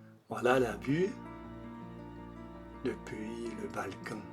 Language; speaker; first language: French; non-native, local second language; German